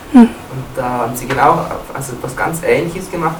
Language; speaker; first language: German; native; German